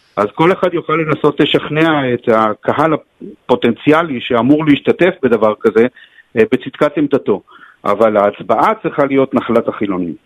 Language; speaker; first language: Hebrew; native; Hebrew